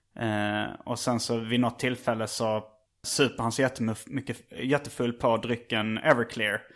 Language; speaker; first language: Swedish; native; Swedish